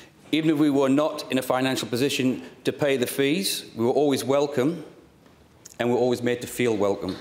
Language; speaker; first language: English; native; English